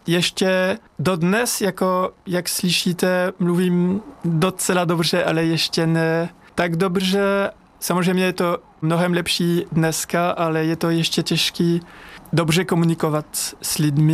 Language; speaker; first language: Czech; non-native, fluent; French